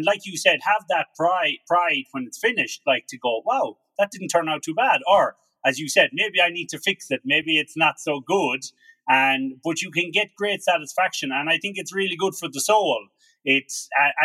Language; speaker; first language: English; native; English